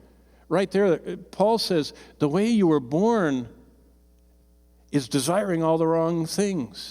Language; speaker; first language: English; native; English